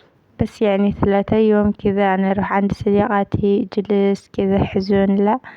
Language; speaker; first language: Arabic; non-native, learner; Amharic